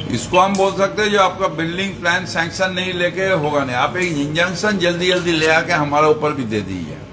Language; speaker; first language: Hindi; non-native, local second language; Bangla